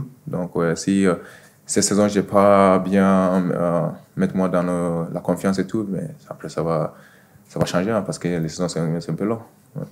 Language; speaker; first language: French; non-native, fluent; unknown